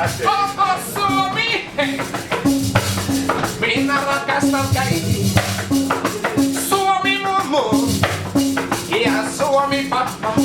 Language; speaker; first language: Finnish; non-native, learner; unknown